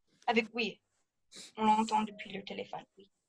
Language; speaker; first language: French; early bilingual, heritage; French